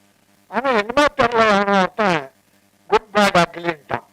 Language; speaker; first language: Tamil; native; Tamil